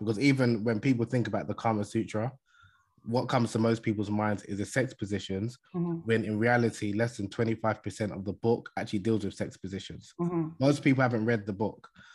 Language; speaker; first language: English; native; English